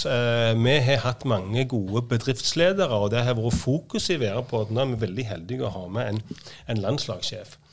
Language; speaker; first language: Norwegian; native; Norwegian